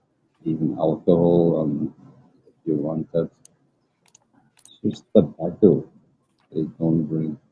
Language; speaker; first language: English; non-native, learner; Dutch